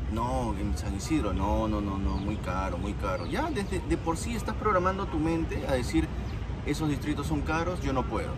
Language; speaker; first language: Spanish; native; Spanish